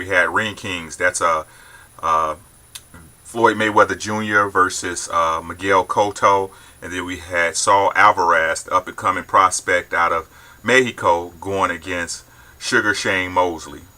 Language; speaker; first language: English; native; English